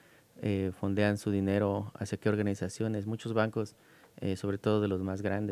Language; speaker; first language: Spanish; native; Spanish